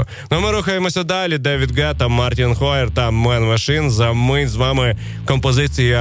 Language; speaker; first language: Ukrainian; native; Ukrainian